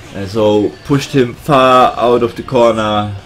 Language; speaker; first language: English; non-native, fluent; German